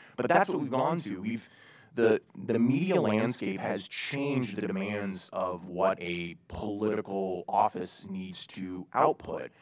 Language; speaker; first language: English; native; English